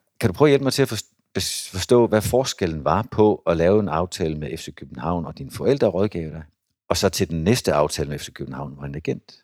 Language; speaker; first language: Danish; native; Danish